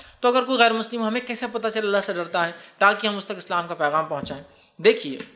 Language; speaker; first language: Urdu; native; Urdu